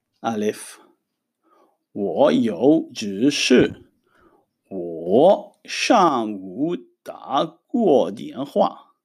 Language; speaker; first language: Chinese; non-native, fluent; Hebrew